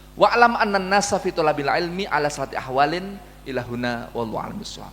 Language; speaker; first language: Indonesian; non-native, local second language; Javanese